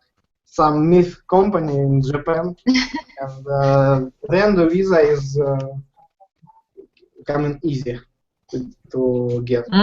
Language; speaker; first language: English; non-native, learner; Russian